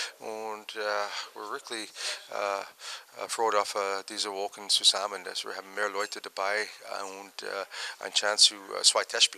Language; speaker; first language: German; non-native, learner; English